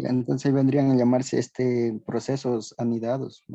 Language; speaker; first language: Spanish; native; Spanish